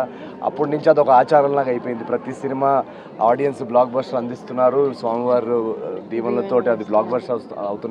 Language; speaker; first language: Telugu; native; Telugu